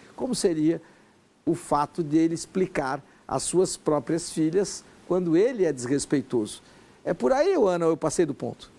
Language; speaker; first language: Portuguese; native; Portuguese